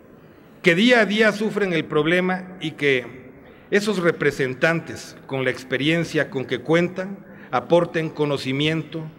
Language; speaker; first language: Spanish; native; Spanish